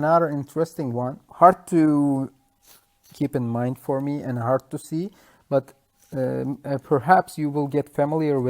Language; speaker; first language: English; non-native, fluent; Turkish